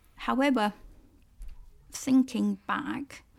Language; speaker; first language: English; non-native, local second language; Cantonese